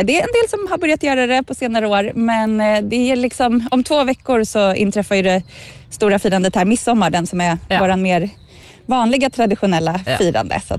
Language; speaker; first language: Swedish; native; Swedish